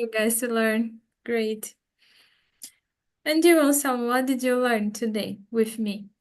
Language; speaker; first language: English; non-native, fluent; Portuguese